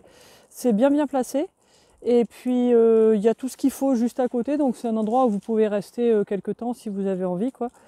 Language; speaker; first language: French; native; French